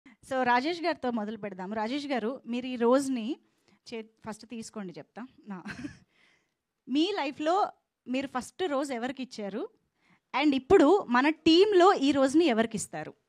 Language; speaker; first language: Telugu; native; Telugu